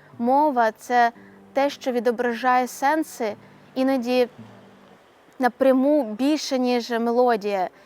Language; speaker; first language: Ukrainian; non-native, local second language; Russian